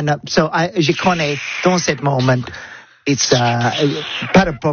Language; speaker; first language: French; non-native, learner; English